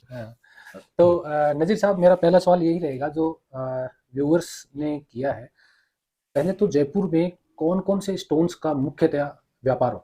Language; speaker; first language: Hindi; native; Hindi